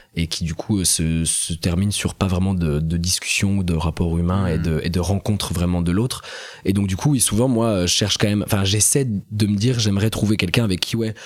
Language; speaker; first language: French; native; French